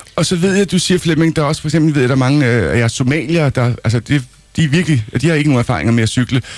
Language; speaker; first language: Danish; native; Danish